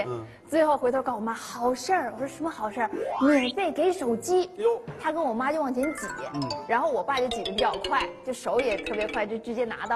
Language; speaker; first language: Chinese; native; Chinese